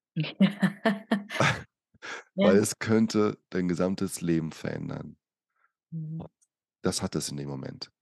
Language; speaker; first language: German; early bilingual, other home language; Portuguese